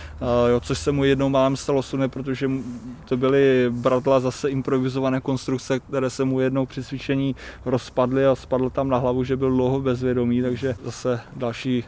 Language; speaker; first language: Czech; native; Czech